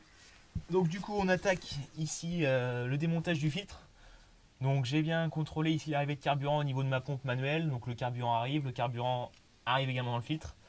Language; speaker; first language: French; native; French